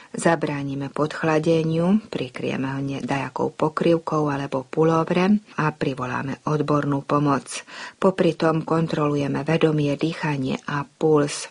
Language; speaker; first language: Slovak; early bilingual, heritage; Slovak